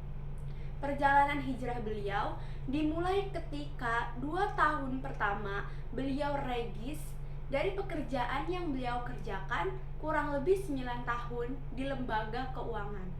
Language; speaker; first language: Indonesian; native; Indonesian